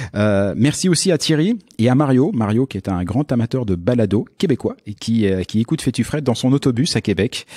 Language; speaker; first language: French; native; French